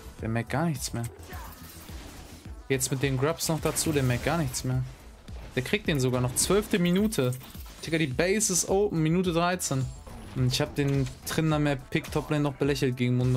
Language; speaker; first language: German; native; German